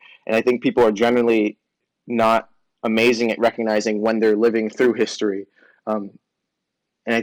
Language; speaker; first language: English; native; English